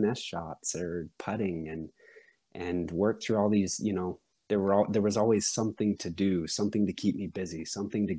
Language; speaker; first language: English; native; English